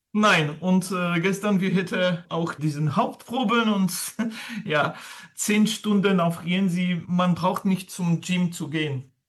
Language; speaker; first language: German; non-native, fluent; French